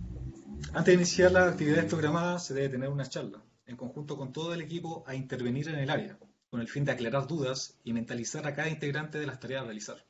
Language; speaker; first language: Spanish; native; Spanish